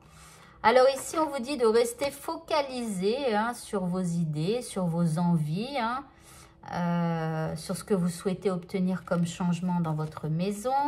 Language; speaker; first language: French; native; French